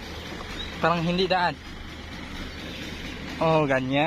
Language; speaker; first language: Filipino; native; Filipino